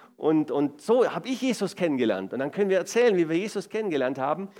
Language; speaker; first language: German; native; German